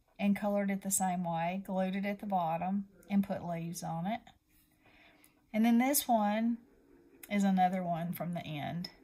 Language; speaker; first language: English; native; English